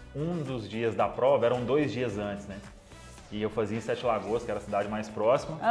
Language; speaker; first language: Portuguese; native; Portuguese